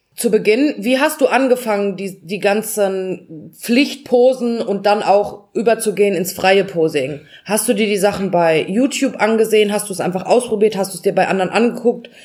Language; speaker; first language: German; native; German